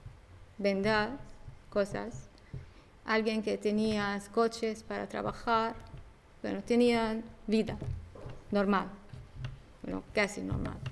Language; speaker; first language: Spanish; non-native, learner; Arabic